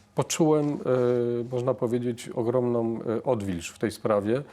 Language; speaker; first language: Polish; native; Polish